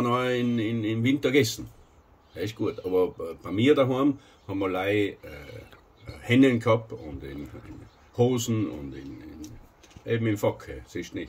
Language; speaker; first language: German; native; German